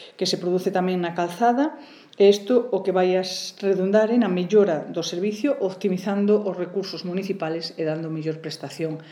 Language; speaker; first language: Galician; non-native, local second language; Spanish